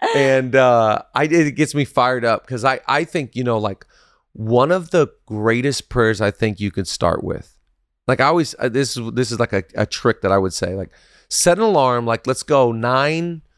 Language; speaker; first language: English; native; English